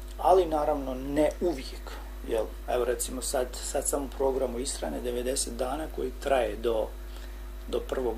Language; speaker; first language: Croatian; non-native, fluent; Albanian